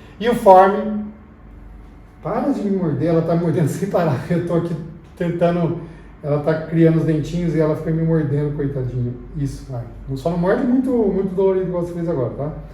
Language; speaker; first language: Portuguese; native; Portuguese